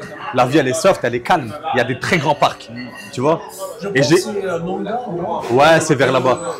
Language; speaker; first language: French; native; French